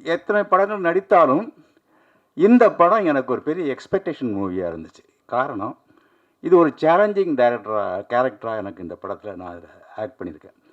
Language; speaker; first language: Tamil; native; Tamil